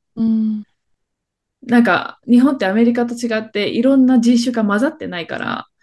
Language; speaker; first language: Japanese; early bilingual, other home language; Filipino